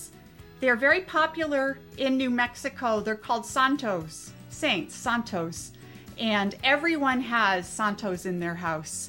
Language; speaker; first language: English; native; English